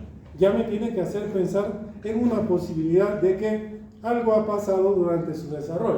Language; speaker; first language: Spanish; native; Spanish